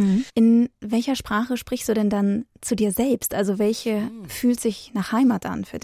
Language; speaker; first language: German; native; German